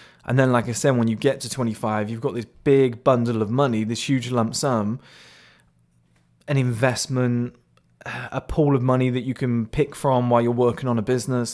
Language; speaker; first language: English; native; English